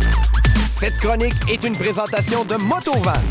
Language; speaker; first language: French; native; French